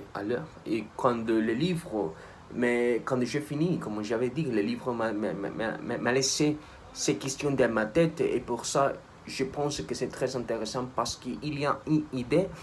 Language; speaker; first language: French; non-native, learner; Spanish